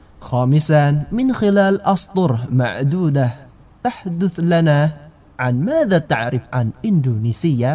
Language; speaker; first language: Arabic; non-native, fluent; Indonesian